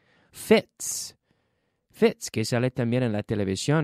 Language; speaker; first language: Spanish; non-native, fluent; English